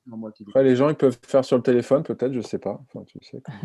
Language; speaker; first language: French; native; French